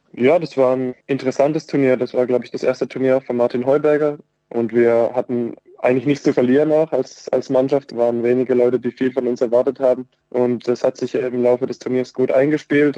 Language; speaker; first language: German; native; German